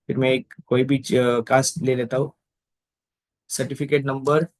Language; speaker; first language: Hindi; non-native, local second language; Marathi